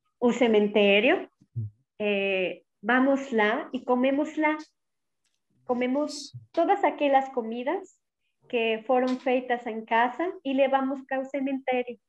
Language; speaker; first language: Portuguese; non-native, learner; Spanish